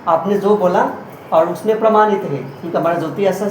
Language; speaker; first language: Hindi; non-native, local second language; Assamese